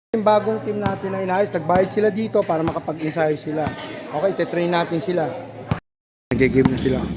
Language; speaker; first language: Filipino; native; Filipino